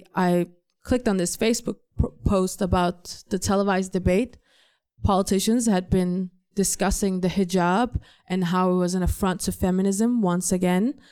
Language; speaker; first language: English; non-native, fluent; Danish